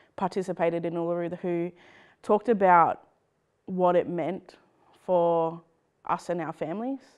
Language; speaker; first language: English; native; English